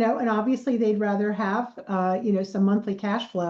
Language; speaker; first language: English; native; English